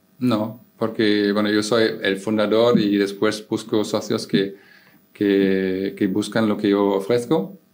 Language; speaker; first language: Spanish; non-native, fluent; German